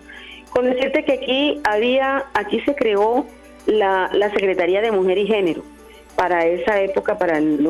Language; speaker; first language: Spanish; native; Spanish